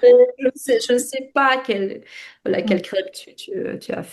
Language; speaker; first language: French; non-native, fluent; Russian